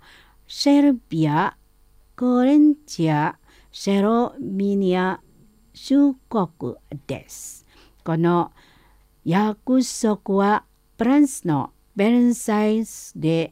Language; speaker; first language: Japanese; non-native, fluent; Indonesian